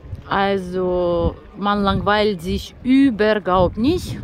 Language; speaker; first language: German; non-native, learner; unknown